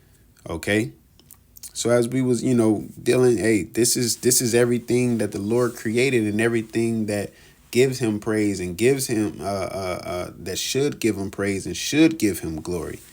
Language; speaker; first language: English; native; English